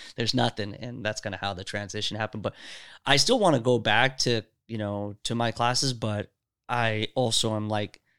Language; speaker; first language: English; native; English